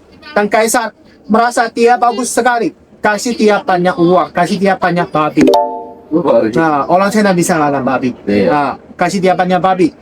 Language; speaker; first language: Indonesian; non-native, learner; Chinese